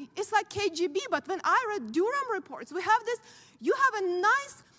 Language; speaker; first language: English; non-native, fluent; Ukrainian